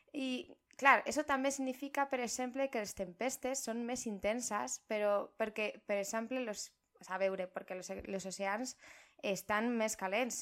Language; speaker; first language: Catalan; non-native, local second language; Spanish